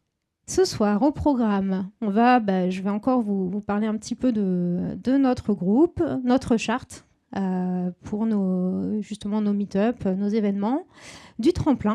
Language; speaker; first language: French; native; French